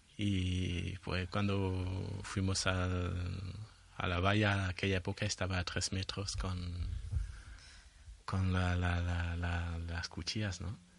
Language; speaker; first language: Spanish; non-native, fluent; French